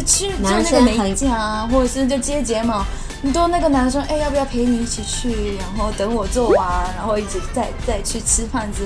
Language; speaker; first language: Chinese; non-native, fluent; Japanese